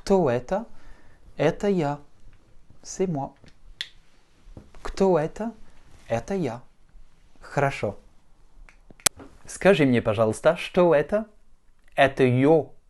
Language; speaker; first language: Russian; non-native, fluent; French